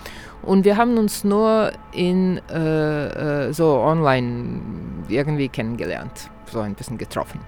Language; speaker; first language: German; non-native, fluent; Croatian